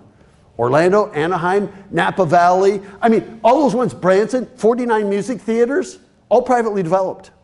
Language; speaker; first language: English; native; English